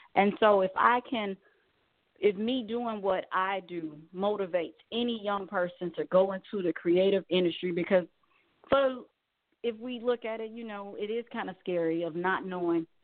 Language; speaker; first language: English; native; English